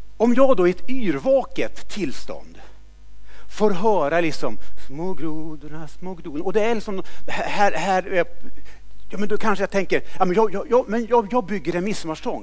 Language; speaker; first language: Swedish; native; Swedish